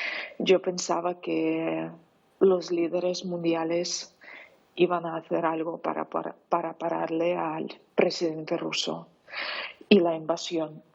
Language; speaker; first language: Spanish; non-native, fluent; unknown